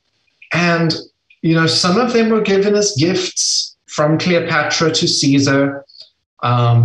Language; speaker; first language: English; native; English